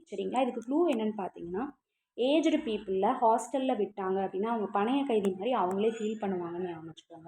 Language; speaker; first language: Tamil; native; Tamil